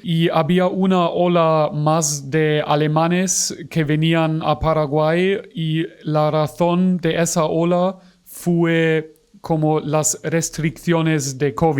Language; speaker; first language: Spanish; non-native, fluent; German